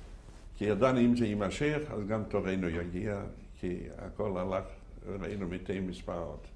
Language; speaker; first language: Hebrew; non-native, fluent; Yiddish